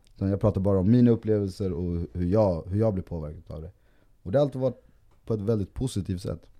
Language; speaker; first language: Swedish; early bilingual, other home language; Spanish